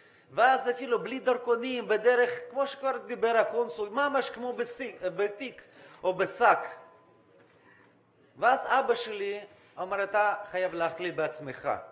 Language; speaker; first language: Hebrew; non-native, fluent; Russian